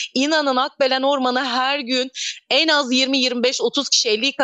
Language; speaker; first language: Turkish; native; Turkish